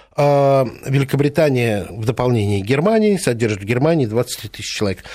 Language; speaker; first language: Russian; native; Russian